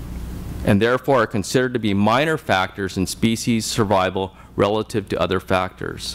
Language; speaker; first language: English; native; English